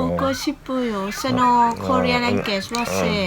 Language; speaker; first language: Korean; non-native, learner; Thai